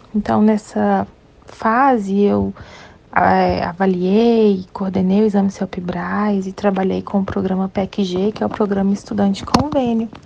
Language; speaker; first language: Portuguese; native; Portuguese